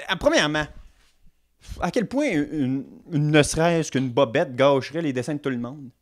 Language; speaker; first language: French; native; French